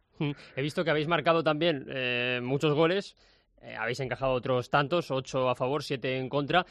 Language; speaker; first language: Spanish; native; Spanish